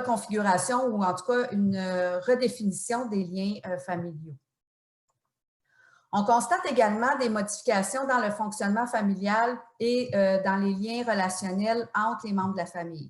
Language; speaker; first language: French; native; French